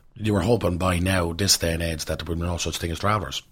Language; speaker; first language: English; native; English